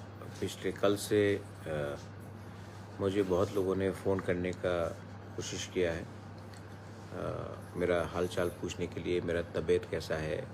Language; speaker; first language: Hindi; non-native, local second language; Kok Borok